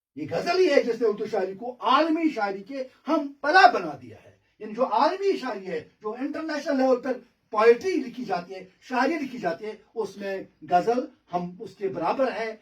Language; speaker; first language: Urdu; non-native, local second language; Kashmiri